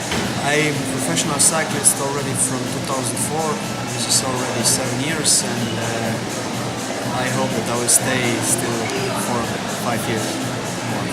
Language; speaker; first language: English; non-native, learner; Slovenian